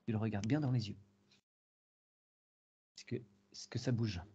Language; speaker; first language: French; native; French